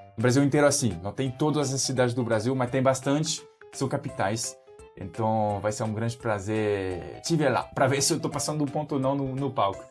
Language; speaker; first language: Portuguese; non-native, fluent; French